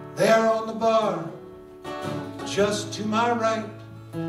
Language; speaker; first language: English; native; English